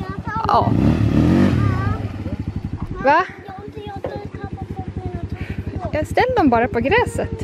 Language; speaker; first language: Swedish; native; Swedish